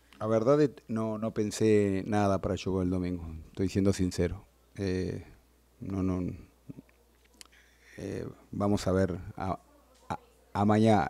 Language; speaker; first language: Portuguese; non-native, learner; Spanish